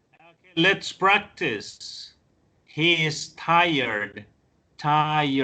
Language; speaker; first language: English; non-native, fluent; Spanish